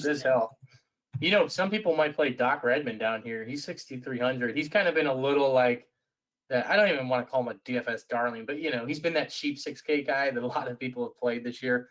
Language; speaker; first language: English; native; English